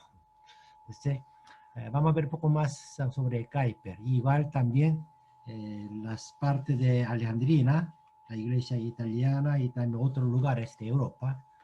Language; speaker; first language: Spanish; non-native, fluent; Korean